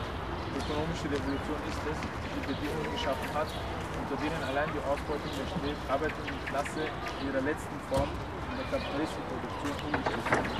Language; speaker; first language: German; native; German